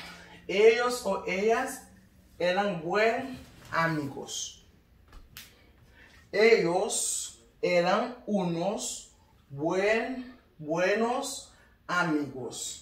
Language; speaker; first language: Spanish; non-native, learner; Haitian Creole